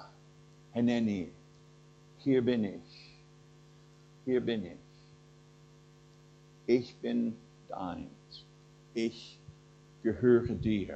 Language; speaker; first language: German; non-native, fluent; English